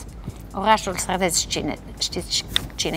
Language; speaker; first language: Romanian; non-native, fluent; Bulgarian